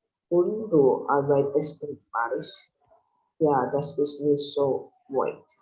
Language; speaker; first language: German; non-native, learner; Indonesian